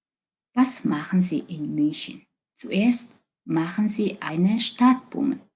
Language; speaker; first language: German; non-native, fluent; Mongolian